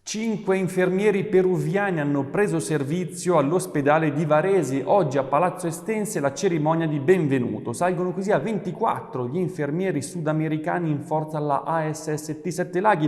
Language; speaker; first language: Italian; native; Italian